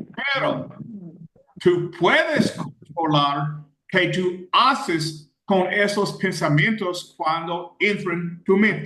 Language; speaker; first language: Spanish; non-native, fluent; English